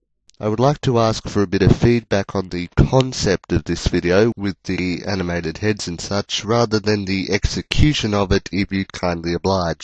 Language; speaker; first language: English; native; English